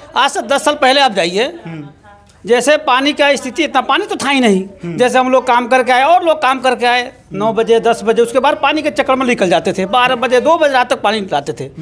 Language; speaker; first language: Hindi; native; Hindi